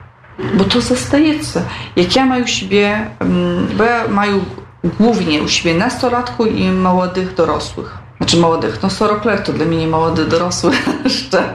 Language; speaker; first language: Polish; non-native, local second language; Belarusian